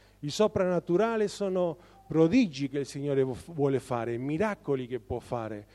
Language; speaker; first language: Italian; non-native, fluent; Spanish